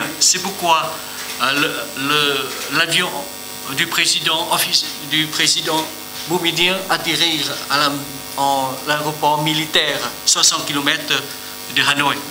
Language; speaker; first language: French; non-native, learner; Vietnamese